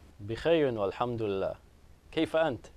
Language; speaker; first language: Arabic; non-native, learner; English